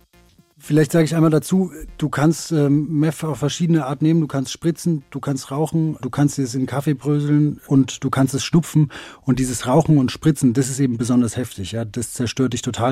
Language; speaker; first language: German; native; German